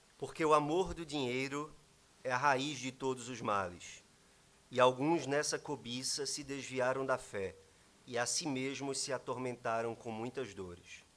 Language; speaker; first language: Portuguese; native; Portuguese